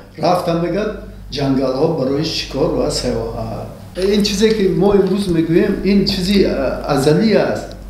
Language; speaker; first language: Tajik; native; Tajik